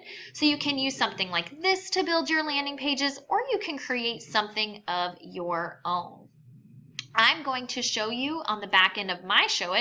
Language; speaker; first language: English; native; English